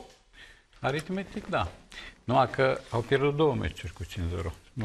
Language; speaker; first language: Romanian; native; Romanian